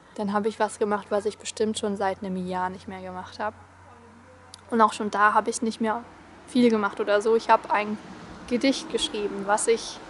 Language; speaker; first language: German; native; German